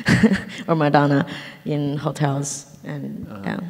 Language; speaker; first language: English; early bilingual, other home language; Chinese